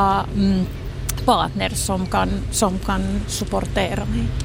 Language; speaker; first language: Swedish; non-native, local second language; Finnish